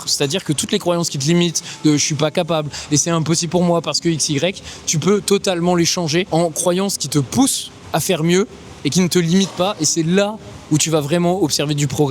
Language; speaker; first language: French; native; French